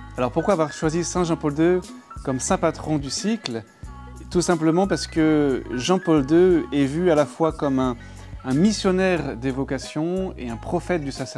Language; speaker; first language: French; native; French